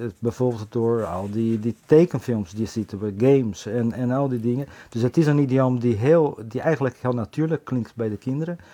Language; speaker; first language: Dutch; non-native, fluent; Portuguese